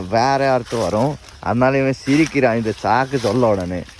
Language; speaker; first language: Tamil; non-native, learner; Nepali